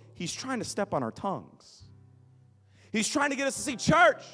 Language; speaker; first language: English; native; English